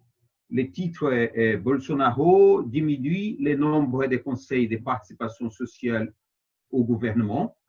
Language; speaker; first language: French; non-native, fluent; Portuguese